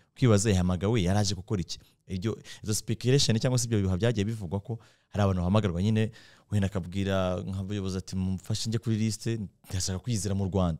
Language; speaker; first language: Kinyarwanda; native; Kinyarwanda